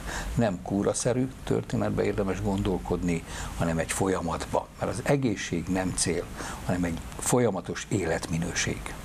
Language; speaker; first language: Hungarian; native; Hungarian